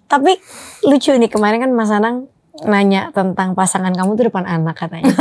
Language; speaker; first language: Indonesian; native; Indonesian